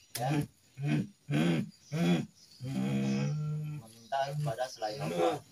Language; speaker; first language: Indonesian; native; Indonesian